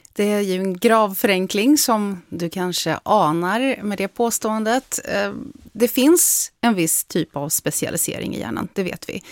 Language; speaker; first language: Swedish; native; Swedish